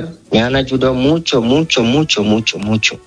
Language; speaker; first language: Spanish; non-native, learner; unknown